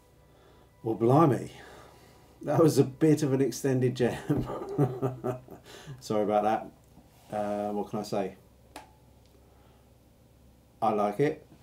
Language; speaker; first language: English; native; English